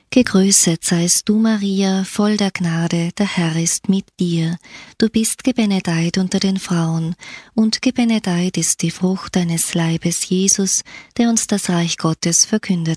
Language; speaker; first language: German; native; German